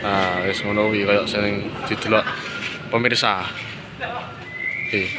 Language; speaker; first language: Indonesian; non-native, local second language; Javanese